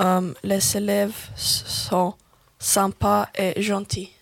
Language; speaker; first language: French; non-native, learner; Swedish